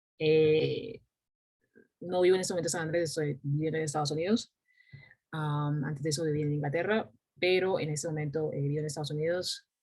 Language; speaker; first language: Spanish; non-native, local second language; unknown